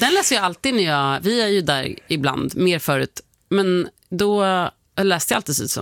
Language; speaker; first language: Swedish; native; Swedish